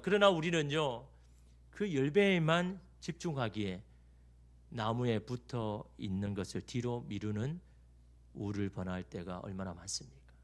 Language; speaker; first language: Korean; native; Korean